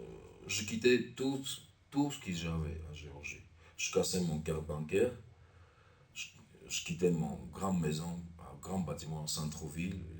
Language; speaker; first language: French; non-native, learner; Armenian